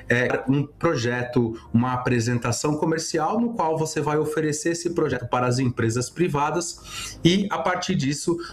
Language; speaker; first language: Portuguese; native; Portuguese